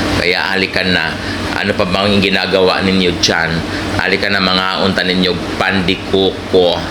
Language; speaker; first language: Filipino; non-native, local second language; Cebuano